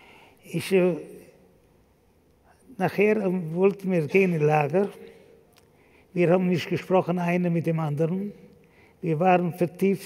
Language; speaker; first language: German; non-native, fluent; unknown